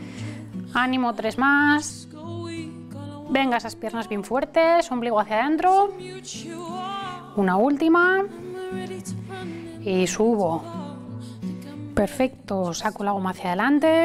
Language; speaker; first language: Spanish; native; Spanish